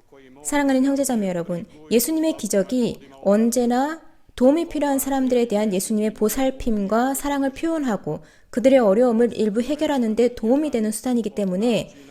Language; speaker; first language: Korean; native; Korean